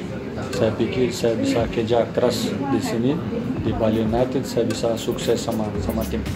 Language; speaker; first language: Indonesian; non-native, fluent; Portuguese